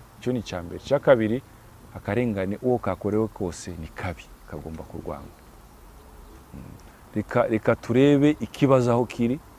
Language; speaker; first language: Kinyarwanda; native; Kinyarwanda